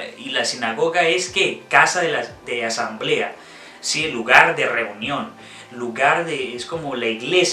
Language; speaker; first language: Spanish; native; Spanish